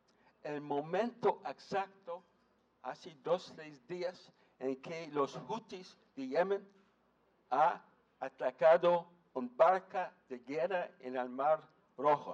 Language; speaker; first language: Spanish; non-native, fluent; English